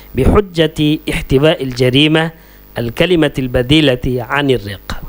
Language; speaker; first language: Arabic; non-native, fluent; Urdu